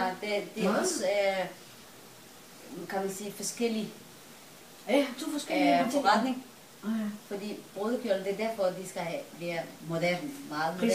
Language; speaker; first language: Danish; non-native, learner; Somali